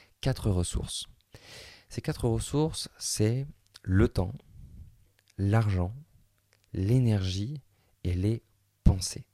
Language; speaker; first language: French; native; French